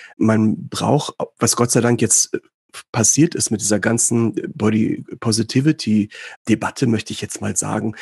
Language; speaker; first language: German; early bilingual, other home language; Greek